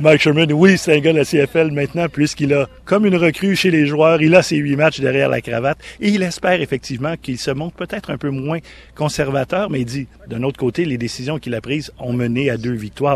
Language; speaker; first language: French; native; French